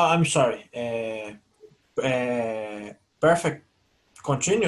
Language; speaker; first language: English; non-native, learner; Portuguese